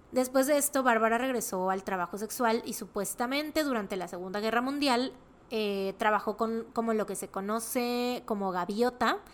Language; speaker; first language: Spanish; native; Spanish